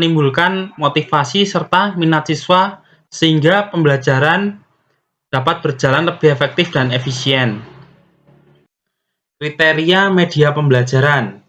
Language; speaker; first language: Indonesian; native; Indonesian